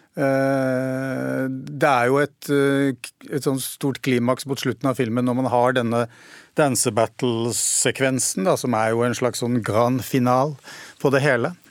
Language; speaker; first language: Norwegian; native; Norwegian